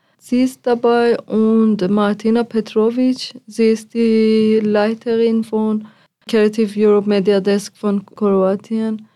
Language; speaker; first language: German; non-native, fluent; Persian